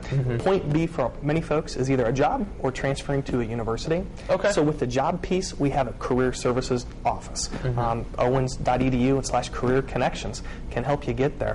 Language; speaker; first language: English; native; English